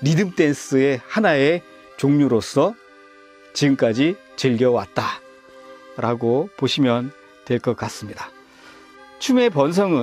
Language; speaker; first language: Korean; native; Korean